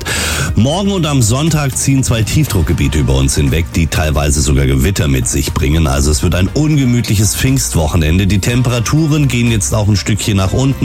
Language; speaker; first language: German; native; German